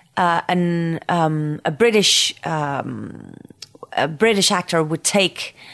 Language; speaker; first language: English; non-native, fluent; French